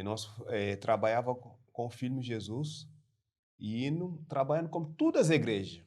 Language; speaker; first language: Portuguese; non-native, learner; French